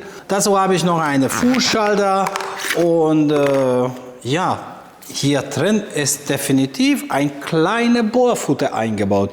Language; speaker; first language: German; non-native, fluent; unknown